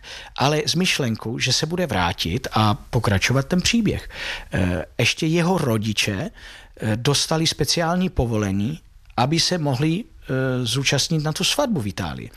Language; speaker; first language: Czech; non-native, fluent; Italian